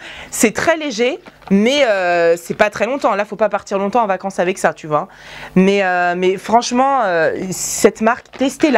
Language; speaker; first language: French; native; French